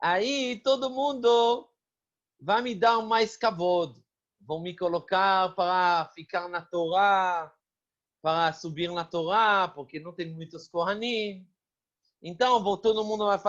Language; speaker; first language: Portuguese; non-native, fluent; Hebrew